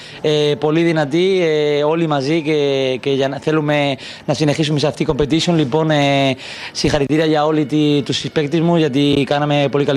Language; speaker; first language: Greek; non-native, learner; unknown